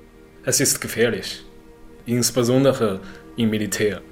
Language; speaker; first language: German; non-native, learner; Chinese